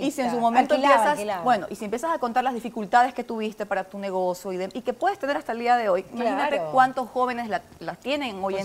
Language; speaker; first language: Spanish; native; Spanish